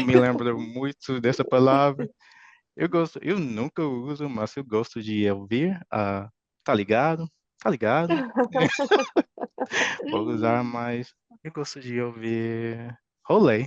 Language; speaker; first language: Portuguese; non-native, fluent; English